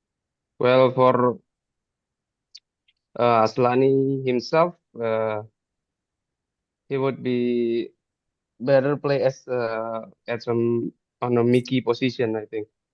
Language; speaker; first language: English; non-native, fluent; Indonesian